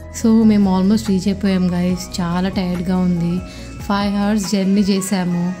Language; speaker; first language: Telugu; non-native, local second language; Lambadi